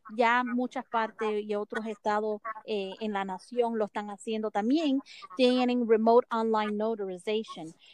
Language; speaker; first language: Spanish; early bilingual, heritage; Spanish